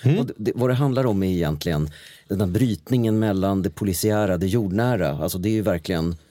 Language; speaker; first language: Swedish; native; Swedish